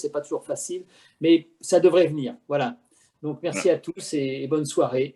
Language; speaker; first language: French; native; French